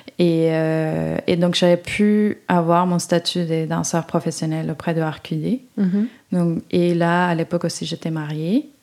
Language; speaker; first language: French; non-native, fluent; Spanish